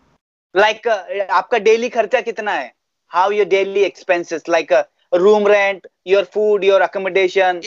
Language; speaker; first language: English; non-native, fluent; Bangla